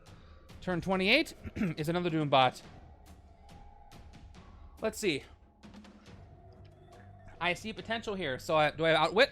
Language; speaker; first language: English; native; English